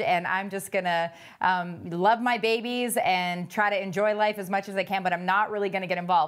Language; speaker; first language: English; native; English